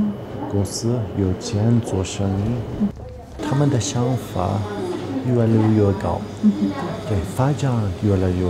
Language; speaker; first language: Chinese; non-native, learner; English